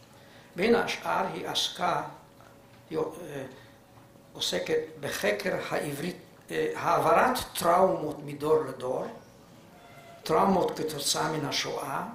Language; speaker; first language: Hebrew; non-native, fluent; Hungarian